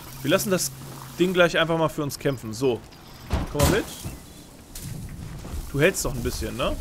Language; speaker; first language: German; native; German